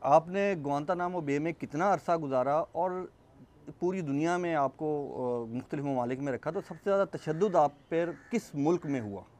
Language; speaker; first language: Urdu; native; Urdu